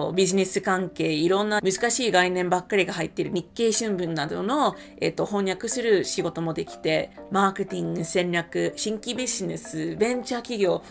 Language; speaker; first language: Japanese; non-native, fluent; English